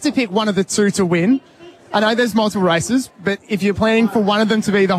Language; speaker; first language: English; native; English